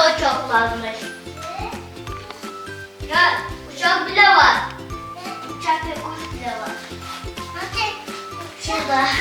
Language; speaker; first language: Turkish; early bilingual, other home language; Persian